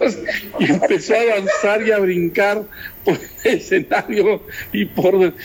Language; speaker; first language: Spanish; native; Spanish